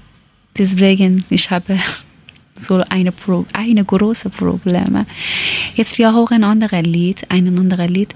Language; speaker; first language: German; non-native, learner; Persian